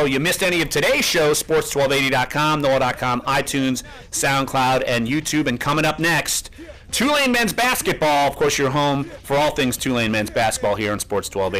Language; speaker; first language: English; native; English